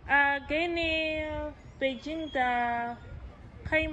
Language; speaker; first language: Chinese; non-native, learner; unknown